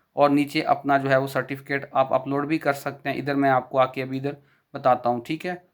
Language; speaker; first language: Urdu; non-native, local second language; Punjabi